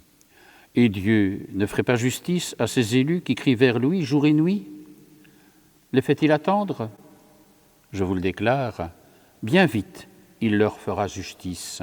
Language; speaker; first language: French; native; French